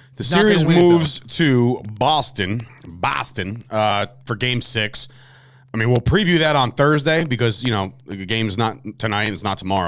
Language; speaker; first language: English; native; English